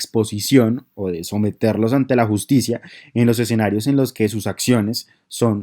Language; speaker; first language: Spanish; native; Spanish